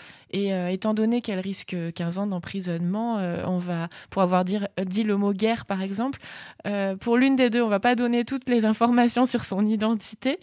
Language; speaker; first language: French; native; French